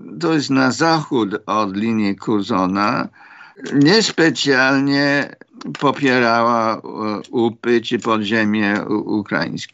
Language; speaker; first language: Polish; non-native, fluent; English